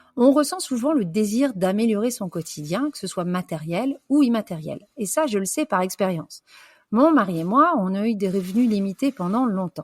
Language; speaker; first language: French; native; French